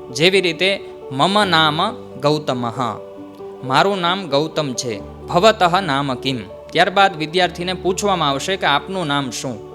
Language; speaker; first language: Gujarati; native; Gujarati